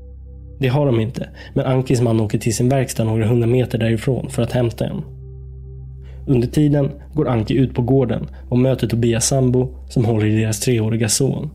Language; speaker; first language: Swedish; native; Swedish